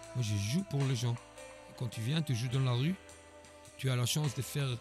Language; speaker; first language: French; non-native, fluent; Hebrew